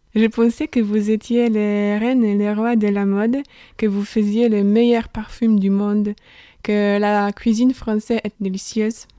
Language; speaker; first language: French; non-native, learner; Polish